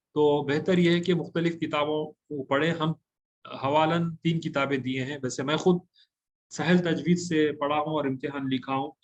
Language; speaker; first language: Urdu; native; Urdu